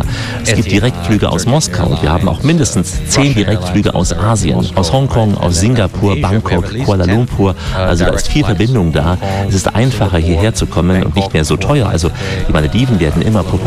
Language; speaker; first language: German; native; German